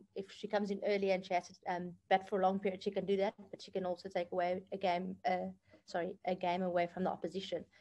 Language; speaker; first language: English; non-native, local second language; Afrikaans